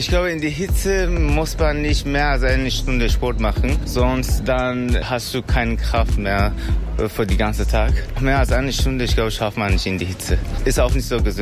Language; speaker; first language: German; non-native, learner; Persian